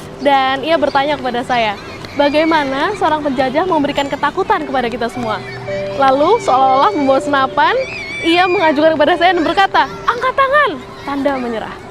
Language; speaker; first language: Indonesian; native; Indonesian